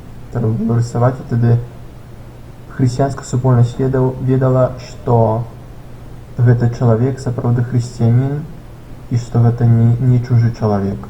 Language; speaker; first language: Belarusian; non-native, local second language; Russian